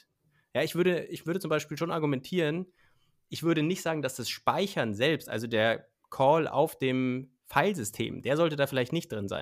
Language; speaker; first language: German; native; German